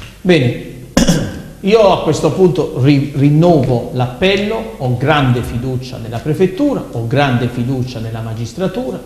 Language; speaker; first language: Italian; native; Italian